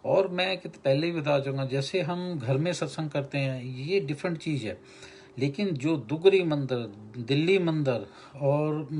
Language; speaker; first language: Hindi; non-native, local second language; Punjabi